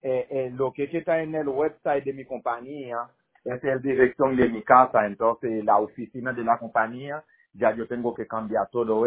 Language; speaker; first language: Spanish; non-native, learner; Haitian Creole